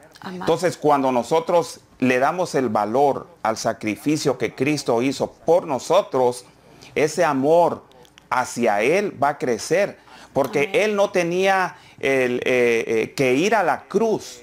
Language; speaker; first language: Spanish; native; Spanish